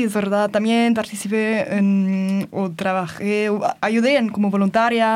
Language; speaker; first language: Spanish; non-native, learner; German